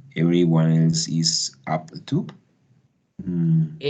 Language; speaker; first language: English; non-native, learner; Spanish